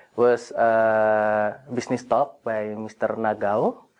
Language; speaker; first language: English; non-native, fluent; Indonesian